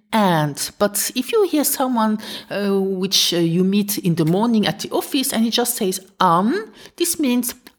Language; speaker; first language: English; non-native, fluent; Luxembourgish